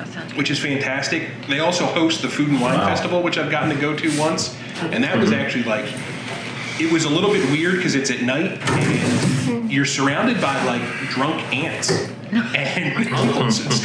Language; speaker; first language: English; native; English